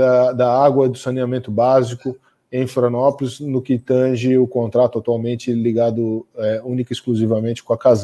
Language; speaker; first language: Portuguese; native; Portuguese